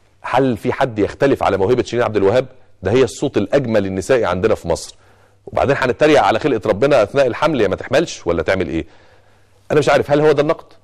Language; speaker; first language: Arabic; native; Arabic